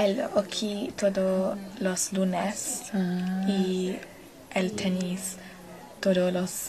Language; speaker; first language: Spanish; non-native, learner; English